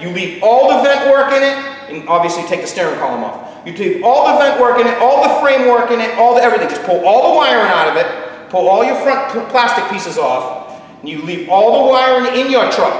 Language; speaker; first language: English; native; English